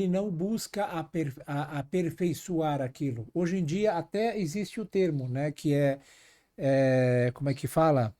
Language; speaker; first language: Portuguese; native; Portuguese